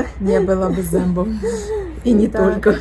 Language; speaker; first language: Polish; non-native, learner; Russian